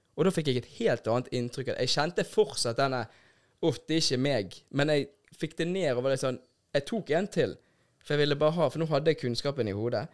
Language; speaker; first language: Norwegian; native; Norwegian